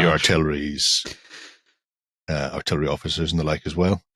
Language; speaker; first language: English; native; English